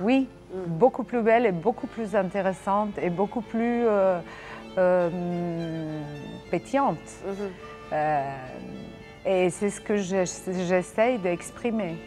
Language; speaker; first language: French; non-native, fluent; Serbian